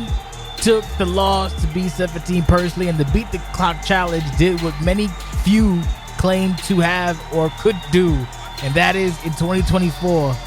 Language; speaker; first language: English; native; English